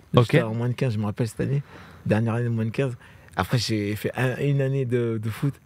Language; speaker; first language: French; native; French